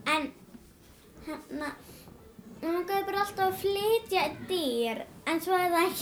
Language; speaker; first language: Icelandic; early bilingual, other home language; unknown